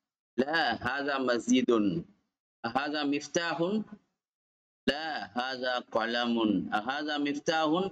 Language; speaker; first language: Arabic; non-native, fluent; Tamil